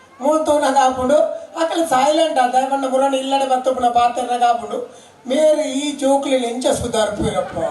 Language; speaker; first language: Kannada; non-native, local second language; Tulu